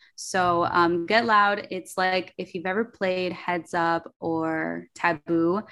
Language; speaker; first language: English; early bilingual, other home language; Spanish